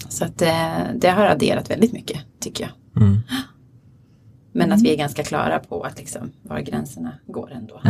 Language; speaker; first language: Swedish; native; Swedish